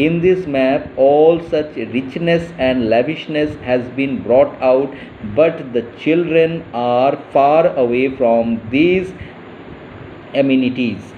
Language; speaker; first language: English; non-native, local second language; Hindi